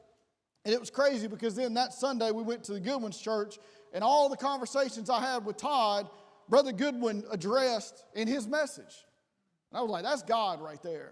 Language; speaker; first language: English; native; English